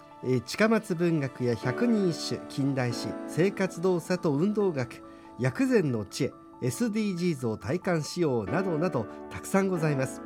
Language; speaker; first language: Japanese; native; Japanese